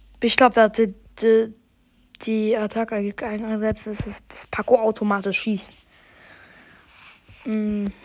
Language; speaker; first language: German; native; German